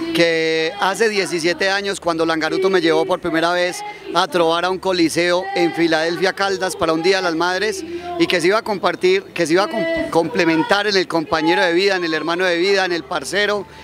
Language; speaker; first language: Spanish; native; Spanish